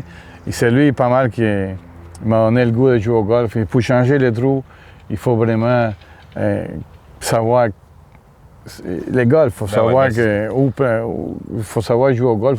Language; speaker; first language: French; non-native, fluent; Spanish